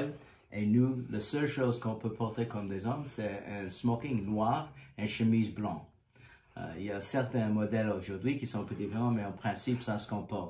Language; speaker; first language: French; non-native, fluent; English